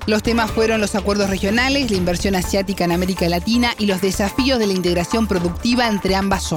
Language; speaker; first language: Spanish; native; Spanish